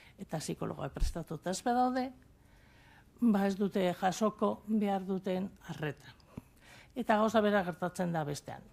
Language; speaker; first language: Basque; native; Basque